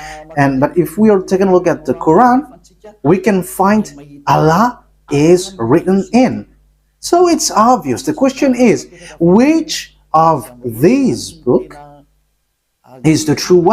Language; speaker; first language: English; non-native, fluent; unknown